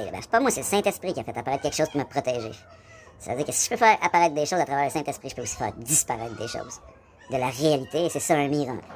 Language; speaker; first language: French; native; French